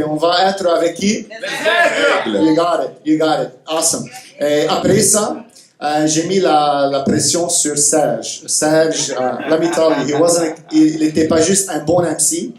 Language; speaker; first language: French; non-native, fluent; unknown